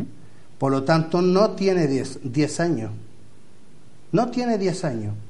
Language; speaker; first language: Spanish; native; Spanish